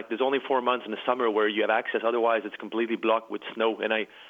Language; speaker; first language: English; native; English